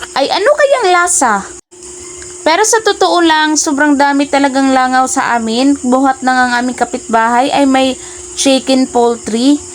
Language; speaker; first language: Filipino; non-native, local second language; Cebuano